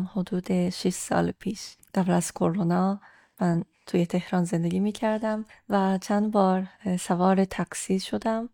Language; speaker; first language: Persian; non-native, fluent; Japanese